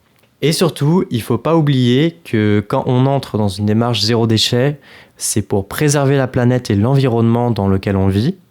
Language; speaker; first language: French; native; French